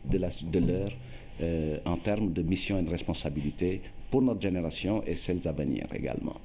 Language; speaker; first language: French; non-native, local second language; Wolof